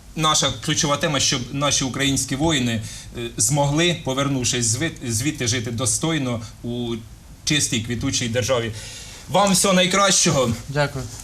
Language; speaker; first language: Ukrainian; native; Ukrainian